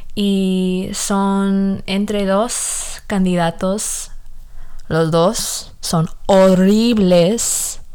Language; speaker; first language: Spanish; early bilingual, heritage; Spanish